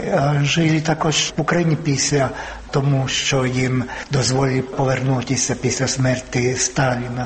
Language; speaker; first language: Ukrainian; non-native, fluent; Finnish